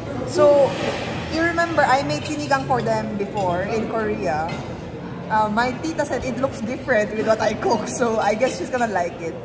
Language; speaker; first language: English; non-native, local second language; Korean